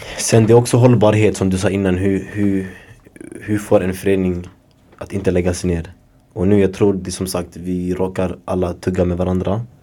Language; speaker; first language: Swedish; early bilingual, other home language; Somali